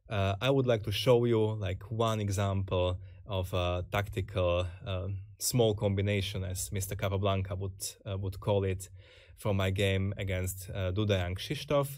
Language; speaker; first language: English; non-native, fluent; Slovak